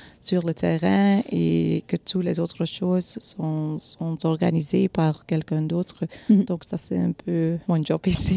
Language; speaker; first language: French; non-native, local second language; Dutch